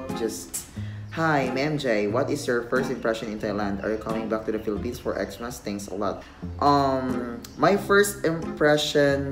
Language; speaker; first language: English; non-native, local second language; Filipino